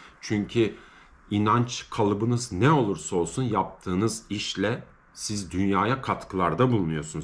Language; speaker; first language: Turkish; native; Turkish